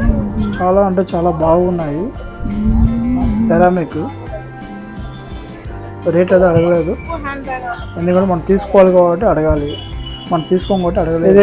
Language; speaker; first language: Telugu; native; Telugu